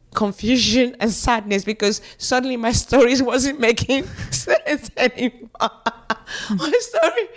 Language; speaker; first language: English; native; English